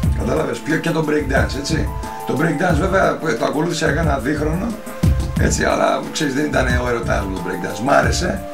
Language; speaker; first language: Greek; early bilingual, heritage; Greek